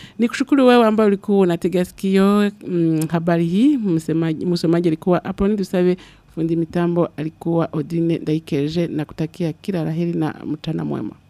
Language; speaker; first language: Swahili; non-native, local second language; Rundi